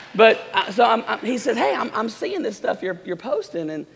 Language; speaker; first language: English; native; English